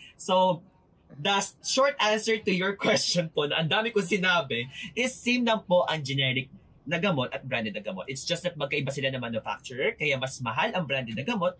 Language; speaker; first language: Filipino; native; Filipino